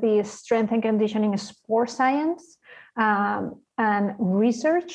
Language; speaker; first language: English; non-native, fluent; Spanish